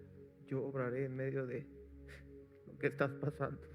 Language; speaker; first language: Spanish; native; Spanish